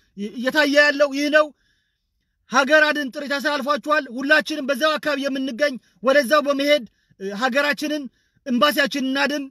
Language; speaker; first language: Amharic; non-native, local second language; Tigrinya